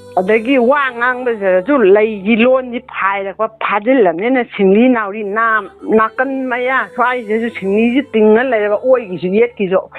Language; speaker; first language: Manipuri; native; Manipuri